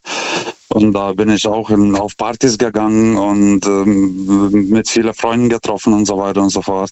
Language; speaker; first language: German; non-native, fluent; Lithuanian